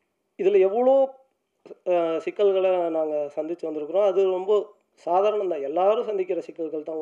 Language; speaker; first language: Tamil; native; Tamil